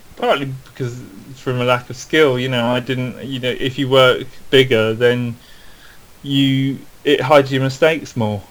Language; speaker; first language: English; native; English